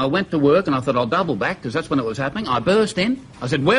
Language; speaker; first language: English; native; English